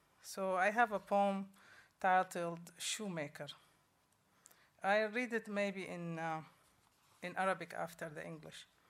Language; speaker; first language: English; non-native, fluent; Arabic